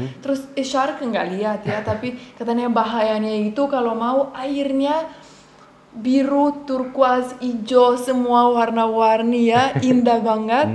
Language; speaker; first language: Indonesian; non-native, fluent; Romanian